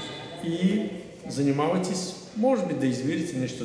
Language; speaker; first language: Bulgarian; non-native, learner; Russian